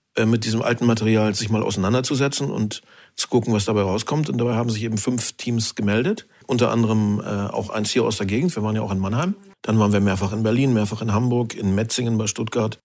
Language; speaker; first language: German; native; German